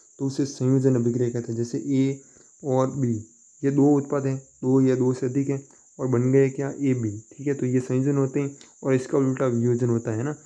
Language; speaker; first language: Hindi; native; Hindi